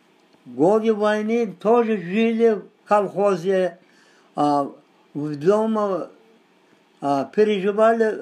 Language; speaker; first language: Russian; non-native, local second language; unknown